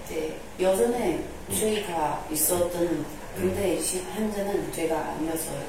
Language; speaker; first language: Korean; non-native, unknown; Chinese